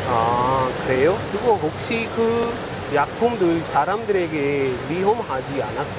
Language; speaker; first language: Korean; non-native, learner; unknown